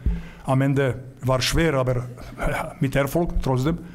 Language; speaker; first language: German; non-native, learner; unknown